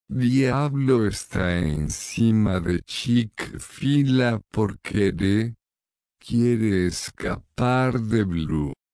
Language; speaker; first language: Spanish; non-native, learner; English